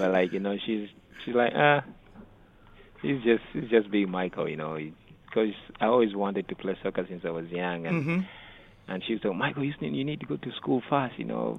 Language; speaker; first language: English; non-native, local second language; Ganda